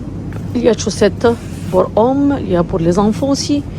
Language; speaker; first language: French; non-native, learner; Arabic